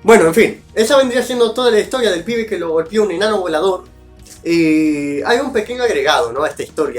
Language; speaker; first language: Spanish; native; Spanish